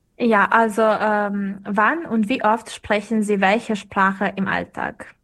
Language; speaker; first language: German; non-native, fluent; Serbian